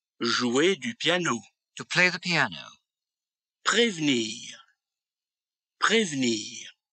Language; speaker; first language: French; native; French